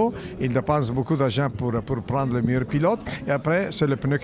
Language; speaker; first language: French; non-native, fluent; Italian